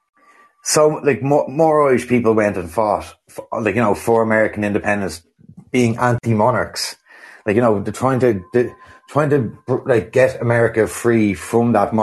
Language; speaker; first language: English; native; English